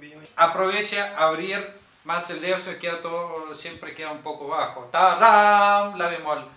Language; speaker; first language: Spanish; non-native, fluent; Russian